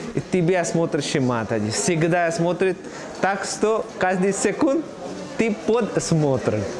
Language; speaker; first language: Russian; non-native, learner; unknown